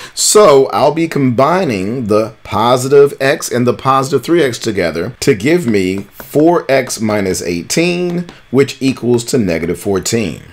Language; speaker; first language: English; native; English